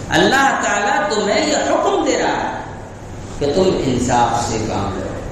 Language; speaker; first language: Urdu; native; Urdu